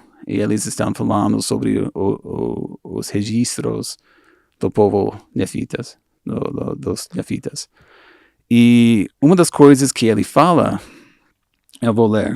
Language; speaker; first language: Portuguese; non-native, fluent; English